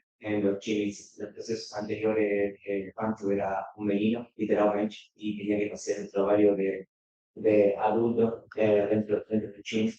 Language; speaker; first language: Spanish; non-native, learner; Portuguese